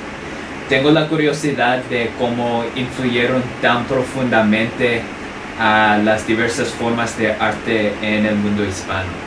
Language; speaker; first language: Spanish; non-native, fluent; English